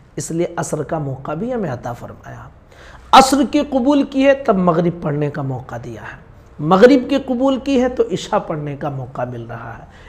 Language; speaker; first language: Hindi; native; Hindi